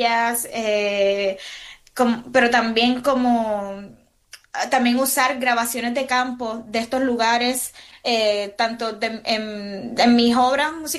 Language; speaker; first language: Spanish; native; Spanish